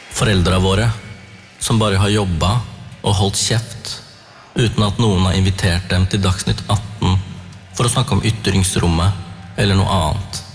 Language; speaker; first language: Norwegian; early bilingual, other home language; Tamil